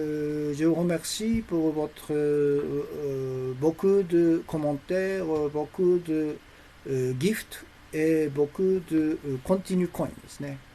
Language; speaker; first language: French; non-native, learner; Japanese